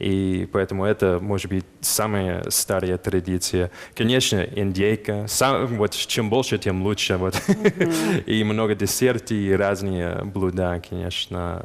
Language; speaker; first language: Russian; non-native, fluent; English